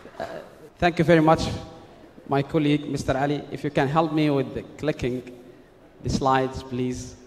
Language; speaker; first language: English; non-native, fluent; Arabic